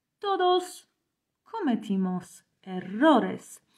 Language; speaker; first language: Spanish; non-native, fluent; Polish